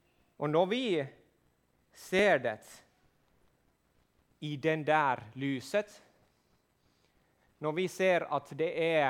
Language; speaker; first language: Swedish; non-native, fluent; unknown